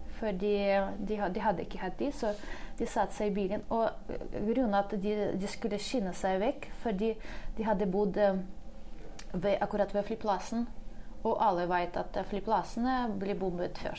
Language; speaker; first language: Norwegian; non-native, fluent; Ukrainian